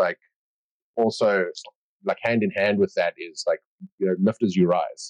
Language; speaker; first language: English; native; English